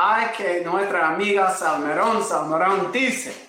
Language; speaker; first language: Spanish; non-native, fluent; English